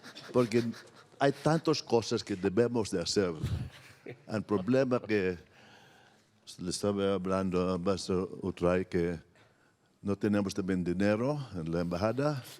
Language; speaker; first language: Spanish; non-native, fluent; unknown